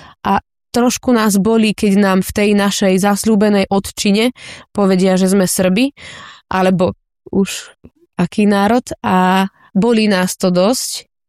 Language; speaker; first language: Slovak; early bilingual, heritage; Slovak